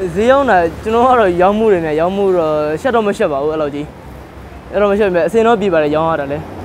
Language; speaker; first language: Burmese; native; Burmese